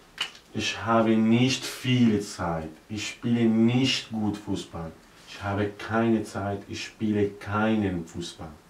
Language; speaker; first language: German; non-native, learner; Arabic